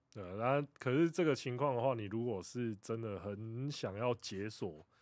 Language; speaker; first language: Chinese; native; Chinese